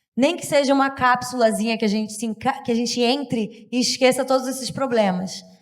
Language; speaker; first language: Portuguese; native; Portuguese